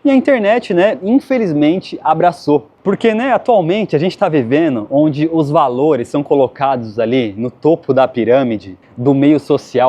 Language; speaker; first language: Portuguese; native; Portuguese